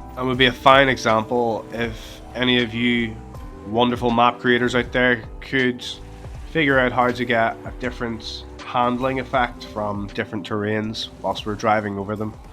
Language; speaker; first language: English; native; English